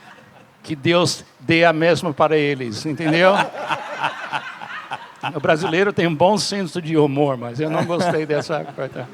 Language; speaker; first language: Portuguese; non-native, fluent; English